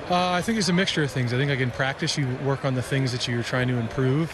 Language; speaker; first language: English; native; English